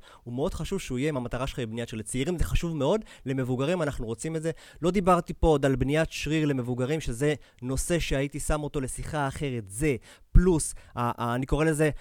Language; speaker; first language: Hebrew; native; Hebrew